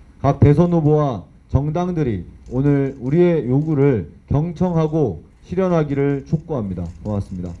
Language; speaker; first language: Korean; native; Korean